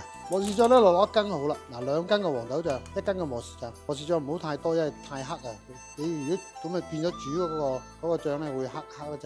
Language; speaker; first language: Cantonese; native; Cantonese